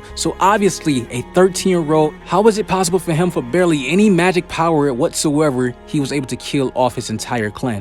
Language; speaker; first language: English; native; English